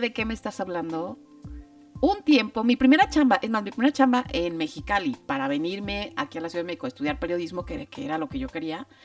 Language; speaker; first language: Spanish; native; Spanish